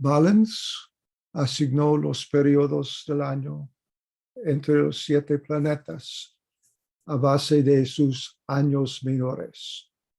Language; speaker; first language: Spanish; non-native, fluent; English